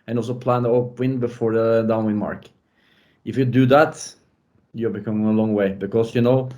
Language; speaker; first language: English; non-native, fluent; Norwegian